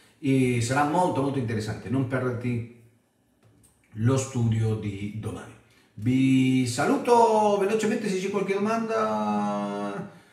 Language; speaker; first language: Italian; non-native, fluent; Spanish